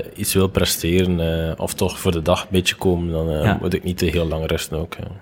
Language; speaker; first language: Dutch; native; Dutch